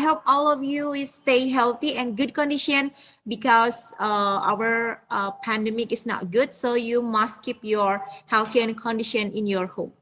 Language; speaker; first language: English; non-native, learner; Indonesian